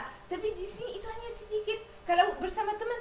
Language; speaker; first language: Indonesian; non-native, learner; Arabic